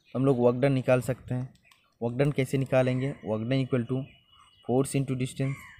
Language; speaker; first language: Hindi; non-native, local second language; Bangla